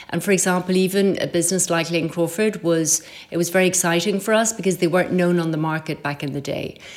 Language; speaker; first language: English; native; English